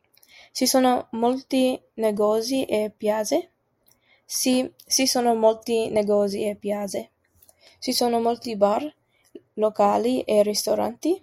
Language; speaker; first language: Italian; non-native, learner; English